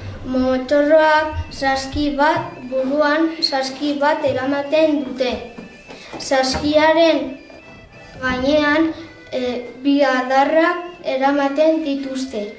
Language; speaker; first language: Basque; non-native, local second language; Spanish